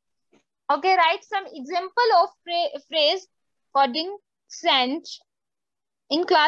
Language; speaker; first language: English; non-native, local second language; Hindi